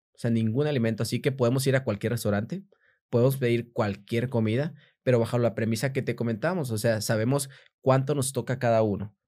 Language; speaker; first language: Spanish; native; Spanish